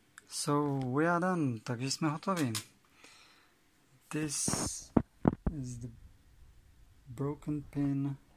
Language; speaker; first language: English; non-native, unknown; Czech